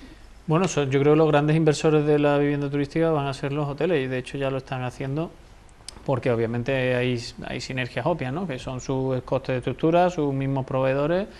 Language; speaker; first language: Spanish; native; Spanish